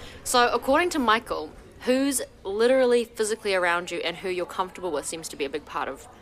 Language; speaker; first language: English; native; English